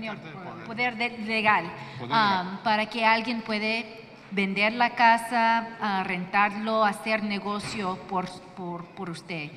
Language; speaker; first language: Spanish; early bilingual, heritage; Spanish